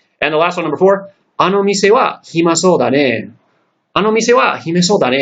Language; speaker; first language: Japanese; non-native, fluent; English